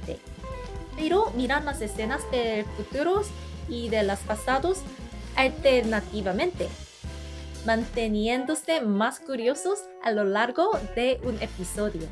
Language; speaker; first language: Spanish; non-native, fluent; Korean